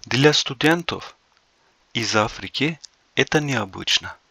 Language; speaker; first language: Russian; non-native, fluent; Turkish